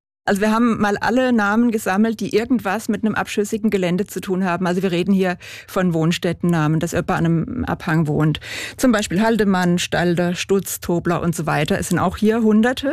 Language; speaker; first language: German; native; German